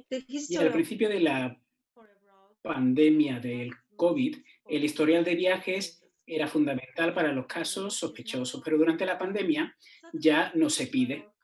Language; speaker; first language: Spanish; non-native, fluent; Turkish